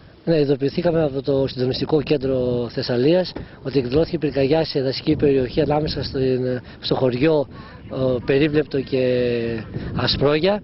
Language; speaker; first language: Greek; native; Greek